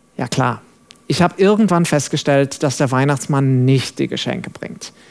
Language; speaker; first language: German; non-native, fluent; English